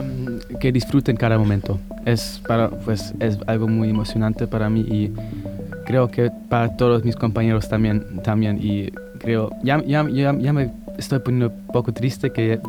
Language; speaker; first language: Spanish; non-native, fluent; German